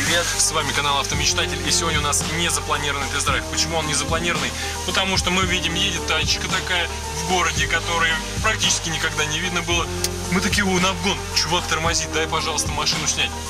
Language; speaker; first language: Russian; native; Russian